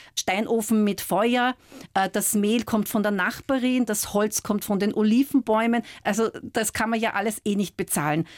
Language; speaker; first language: German; native; German